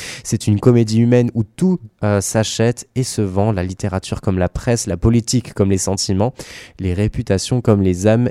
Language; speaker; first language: French; native; French